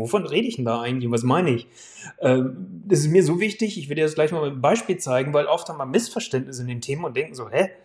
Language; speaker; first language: German; native; German